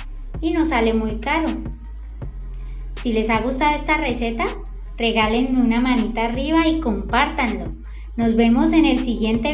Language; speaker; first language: Spanish; native; Spanish